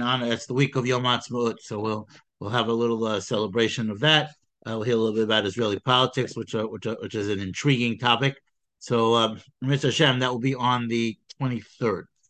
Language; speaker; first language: English; native; English